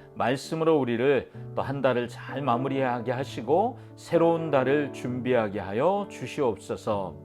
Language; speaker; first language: Korean; native; Korean